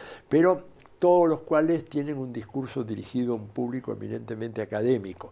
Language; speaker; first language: Spanish; native; Spanish